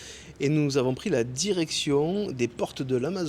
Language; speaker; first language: French; native; French